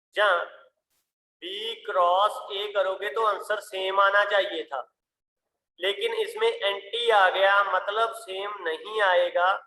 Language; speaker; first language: Hindi; non-native, local second language; Punjabi